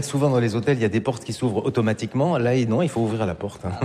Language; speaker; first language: French; native; French